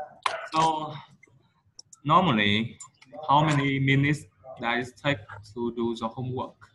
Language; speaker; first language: English; non-native, fluent; Vietnamese